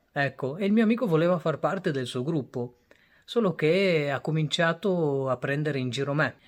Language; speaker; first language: Italian; early bilingual, other home language; Bangla